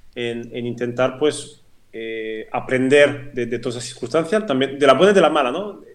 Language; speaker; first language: Spanish; non-native, fluent; French